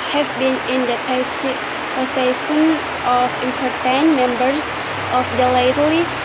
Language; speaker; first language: English; non-native, learner; Indonesian